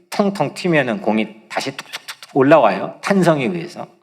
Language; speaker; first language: Korean; native; Korean